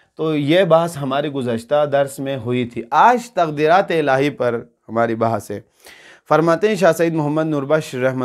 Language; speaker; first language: Urdu; non-native, local second language; Balti